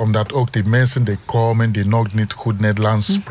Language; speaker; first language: Dutch; non-native, learner; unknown